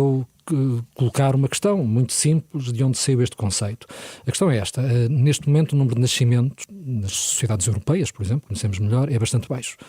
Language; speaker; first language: Portuguese; native; Portuguese